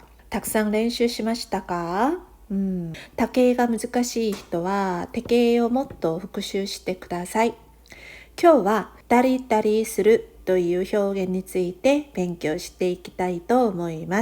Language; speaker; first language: Japanese; non-native, fluent; Korean